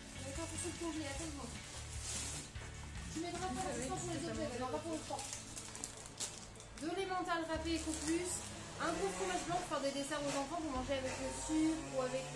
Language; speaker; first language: French; native; French